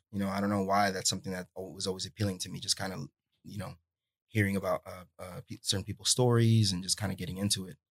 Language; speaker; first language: English; early bilingual, other home language; Spanish